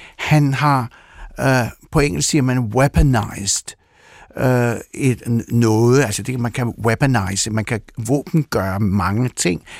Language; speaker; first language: Danish; early bilingual, other home language; Russian